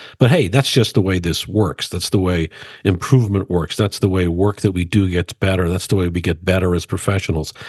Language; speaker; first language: English; native; English